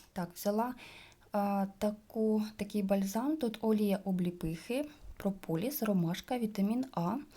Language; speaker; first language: Ukrainian; non-native, local second language; Russian